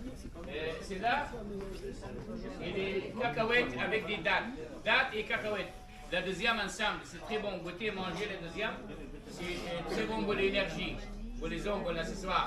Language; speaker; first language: French; non-native, learner; Arabic